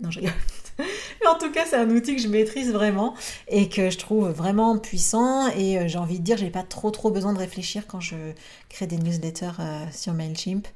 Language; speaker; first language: French; native; French